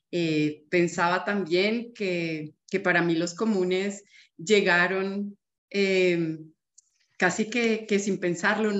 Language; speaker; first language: Spanish; native; Spanish